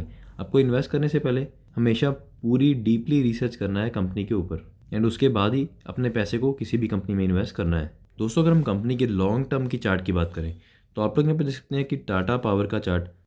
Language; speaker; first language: Hindi; native; Hindi